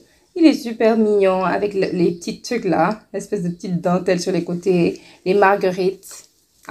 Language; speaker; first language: French; non-native, local second language; Wolof